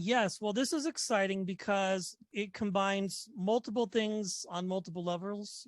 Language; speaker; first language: English; native; English